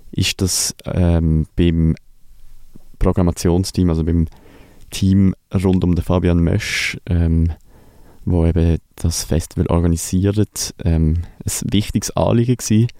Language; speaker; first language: German; native; German